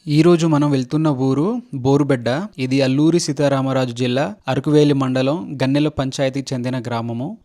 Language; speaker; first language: Telugu; non-native, local second language; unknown